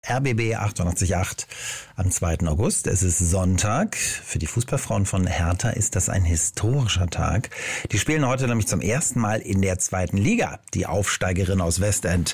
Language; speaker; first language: German; native; German